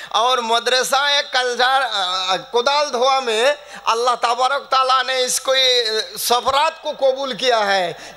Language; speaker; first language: Hindi; non-native, local second language; Bangla